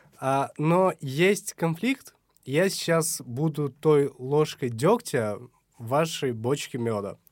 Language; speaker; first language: Russian; non-native, local second language; Uzbek